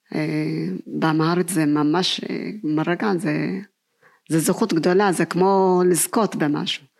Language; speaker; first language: Hebrew; non-native, fluent; Amharic